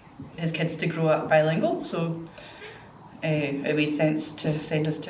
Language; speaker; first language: English; native; English